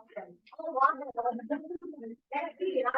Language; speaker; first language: English; non-native, fluent; Indonesian